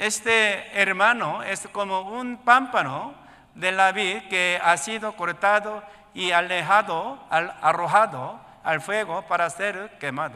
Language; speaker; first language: Spanish; non-native, learner; Korean